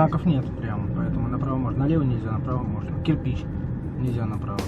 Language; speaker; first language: Russian; native; Russian